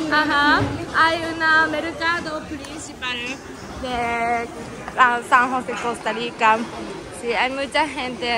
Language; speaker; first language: Spanish; non-native, learner; Japanese